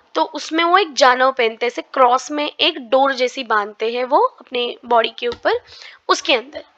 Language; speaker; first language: Hindi; non-native, local second language; Marathi